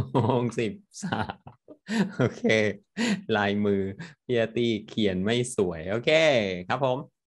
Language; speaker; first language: Thai; native; Thai